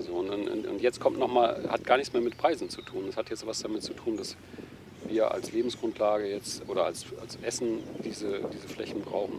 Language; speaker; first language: German; native; German